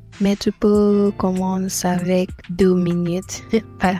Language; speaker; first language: French; non-native, learner; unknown